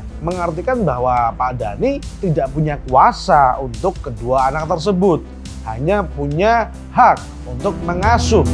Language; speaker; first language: Indonesian; native; Indonesian